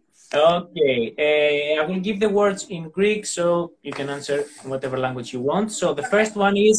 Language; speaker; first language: English; non-native, fluent; Greek